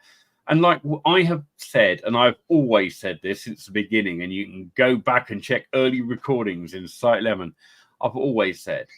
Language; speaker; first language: English; native; English